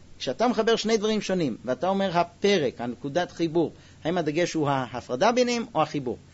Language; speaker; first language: Hebrew; non-native, fluent; English